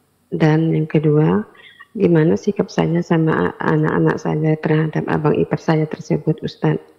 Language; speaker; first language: Indonesian; native; Indonesian